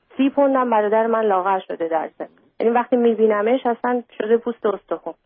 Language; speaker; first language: Persian; early bilingual, heritage; Persian